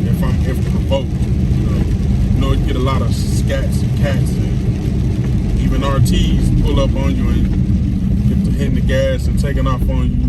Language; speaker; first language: English; native; English